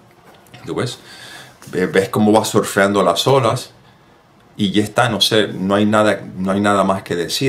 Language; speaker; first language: Spanish; native; Spanish